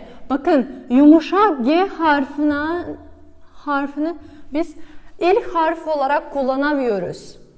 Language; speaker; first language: Turkish; non-native, fluent; Kazakh